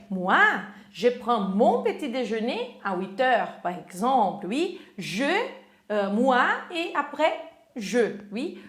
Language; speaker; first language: French; non-native, fluent; Portuguese